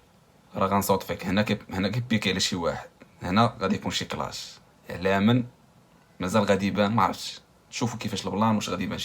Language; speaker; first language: Arabic; native; Arabic